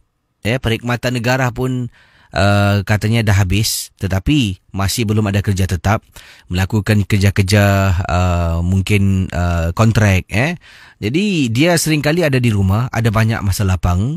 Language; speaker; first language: Malay; native; Malay